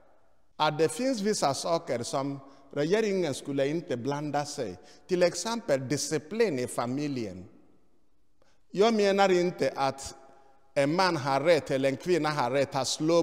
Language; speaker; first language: Swedish; non-native, fluent; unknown